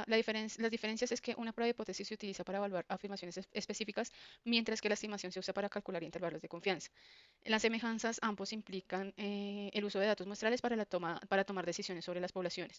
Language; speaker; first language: Spanish; native; Spanish